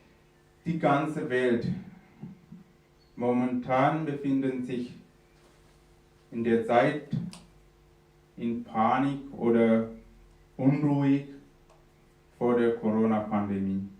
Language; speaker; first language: German; non-native, fluent; Sinhala